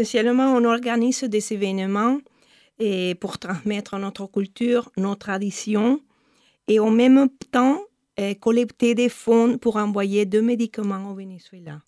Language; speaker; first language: French; non-native, fluent; Spanish